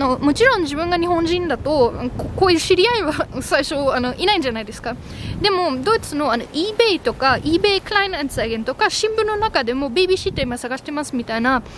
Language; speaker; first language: Japanese; non-native, fluent; German